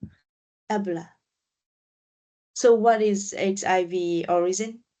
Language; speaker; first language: English; non-native, learner; Vietnamese